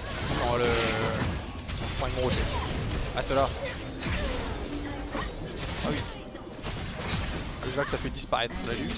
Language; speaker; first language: French; native; French